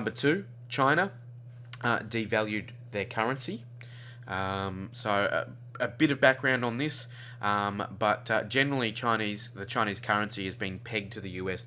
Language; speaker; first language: English; native; English